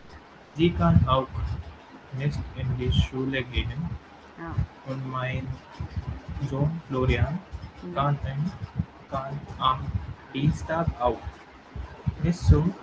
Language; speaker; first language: German; non-native, learner; Hindi